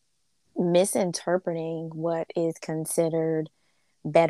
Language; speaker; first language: English; native; English